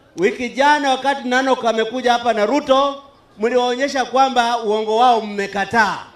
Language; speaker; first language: Swahili; non-native, local second language; Luyia